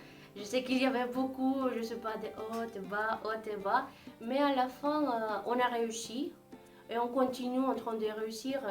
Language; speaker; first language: French; non-native, fluent; Spanish